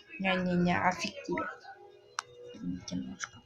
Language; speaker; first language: Russian; native; Russian